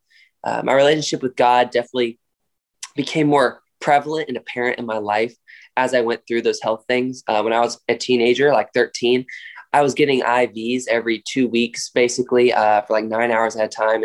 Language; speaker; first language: English; native; English